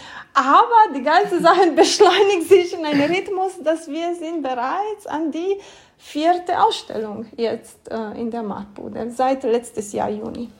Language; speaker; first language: German; non-native, fluent; Romanian